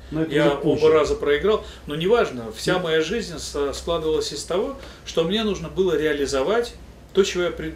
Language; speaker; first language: Russian; native; Russian